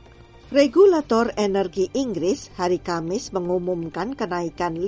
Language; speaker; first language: Indonesian; native; Indonesian